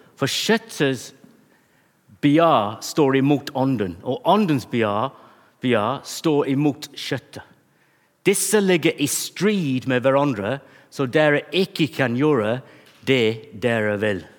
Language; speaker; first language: Norwegian; non-native, fluent; English